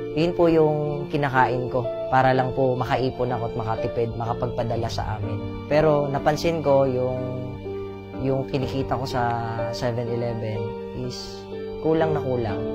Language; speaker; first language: Filipino; native; Filipino